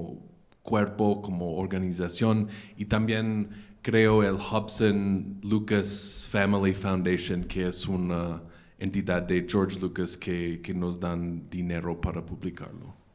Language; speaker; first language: Spanish; non-native, fluent; English